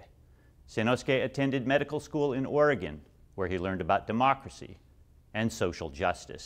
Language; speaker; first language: English; native; English